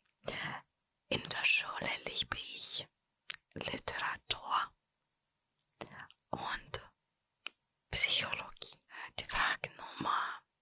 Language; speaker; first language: German; non-native, fluent; Russian